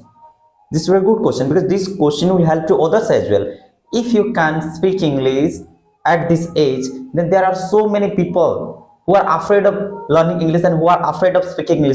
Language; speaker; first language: English; non-native, fluent; Hindi